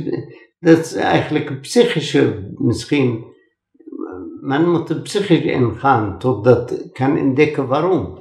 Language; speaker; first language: Dutch; non-native, fluent; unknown